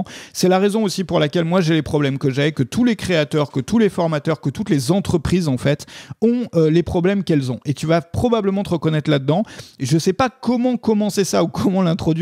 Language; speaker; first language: French; native; French